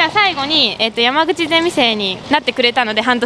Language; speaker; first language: Japanese; native; Japanese